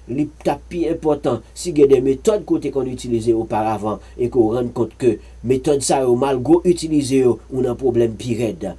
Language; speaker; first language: French; non-native, learner; Haitian Creole